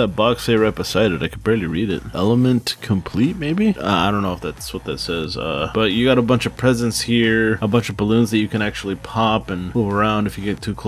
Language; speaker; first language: English; native; English